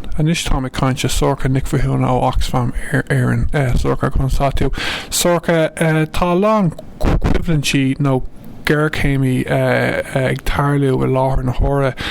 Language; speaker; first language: Irish; non-native, local second language; English